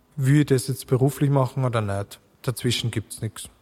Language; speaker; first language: German; native; German